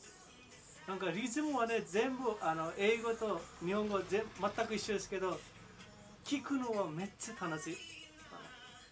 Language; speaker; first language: Japanese; non-native, fluent; Nepali